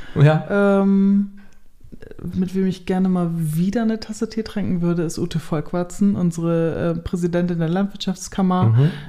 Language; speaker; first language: German; native; German